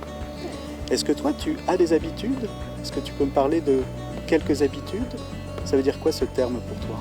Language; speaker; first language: French; native; French